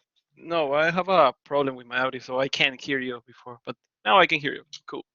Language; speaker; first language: English; non-native, learner; Spanish